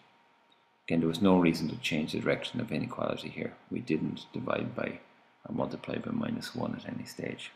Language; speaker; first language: English; native; English